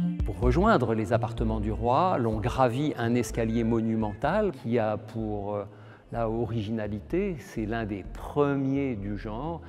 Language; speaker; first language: French; native; French